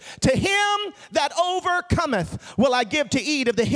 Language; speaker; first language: English; native; English